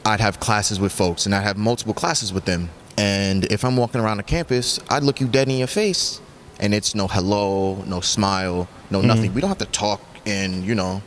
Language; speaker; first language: English; native; English